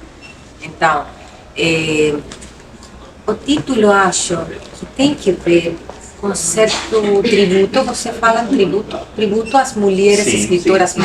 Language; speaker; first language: Portuguese; non-native, local second language; Spanish